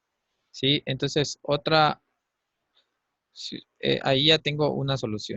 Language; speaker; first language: Spanish; native; Spanish